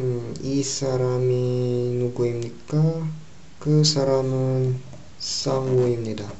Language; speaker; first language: Korean; non-native, learner; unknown